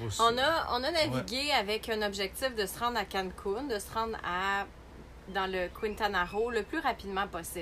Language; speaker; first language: French; native; French